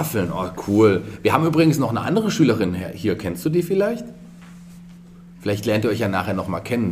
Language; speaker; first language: German; native; German